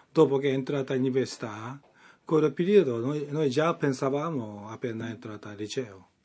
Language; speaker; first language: Italian; non-native, learner; Japanese